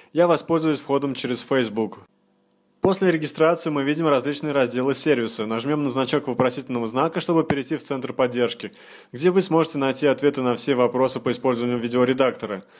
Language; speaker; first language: Russian; native; Russian